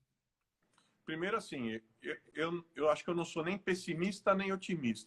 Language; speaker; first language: Portuguese; native; Portuguese